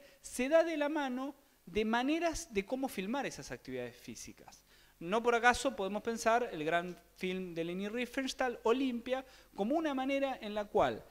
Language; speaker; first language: Spanish; native; Spanish